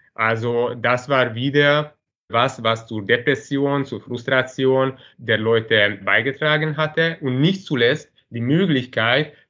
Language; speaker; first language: German; non-native, fluent; Hungarian